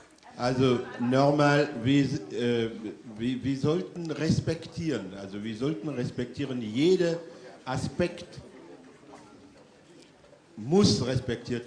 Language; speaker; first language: German; non-native, fluent; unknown